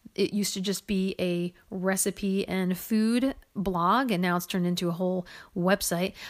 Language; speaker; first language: English; native; English